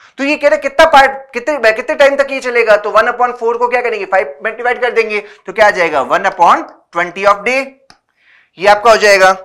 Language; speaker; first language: Hindi; native; Hindi